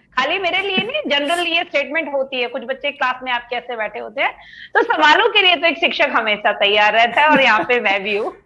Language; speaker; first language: Hindi; native; Hindi